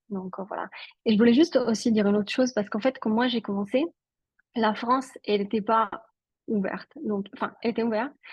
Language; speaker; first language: French; non-native, local second language; Italian